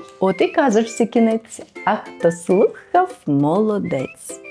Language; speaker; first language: Ukrainian; native; Ukrainian